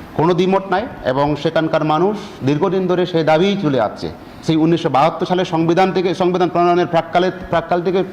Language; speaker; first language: Bangla; non-native, local second language; Chakma